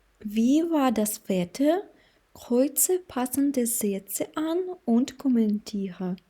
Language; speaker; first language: German; non-native, fluent; Ukrainian